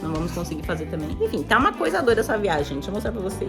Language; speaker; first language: Portuguese; native; Portuguese